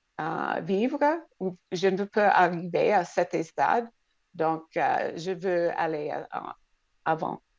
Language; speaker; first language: French; non-native, local second language; English